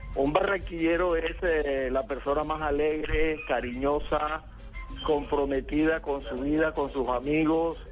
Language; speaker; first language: Spanish; native; Spanish